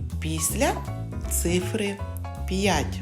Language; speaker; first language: Ukrainian; native; Ukrainian